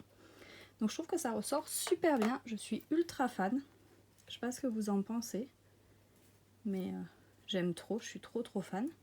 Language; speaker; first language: French; native; French